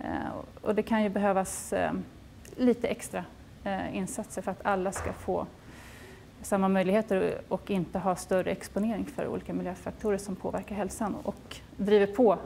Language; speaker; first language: Swedish; native; Swedish